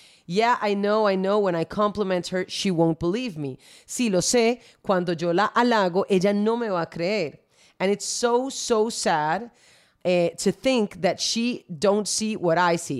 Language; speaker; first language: English; non-native, fluent; Spanish